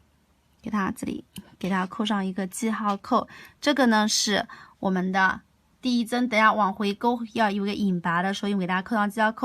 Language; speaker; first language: Chinese; native; Chinese